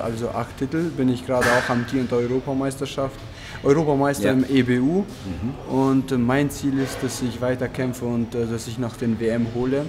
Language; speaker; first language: German; non-native, fluent; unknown